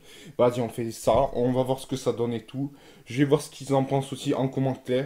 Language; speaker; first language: French; native; French